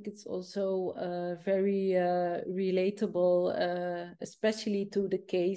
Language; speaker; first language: English; non-native, fluent; Dutch